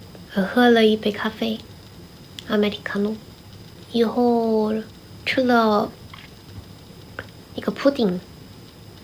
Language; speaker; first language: Chinese; non-native, learner; Korean